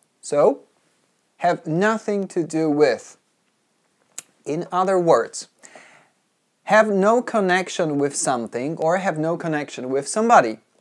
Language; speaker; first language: English; non-native, fluent; Polish